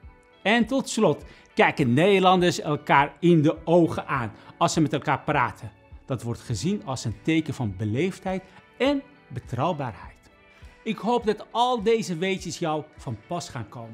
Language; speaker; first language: Dutch; non-native, fluent; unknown